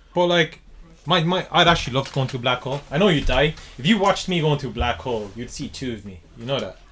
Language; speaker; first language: English; native; English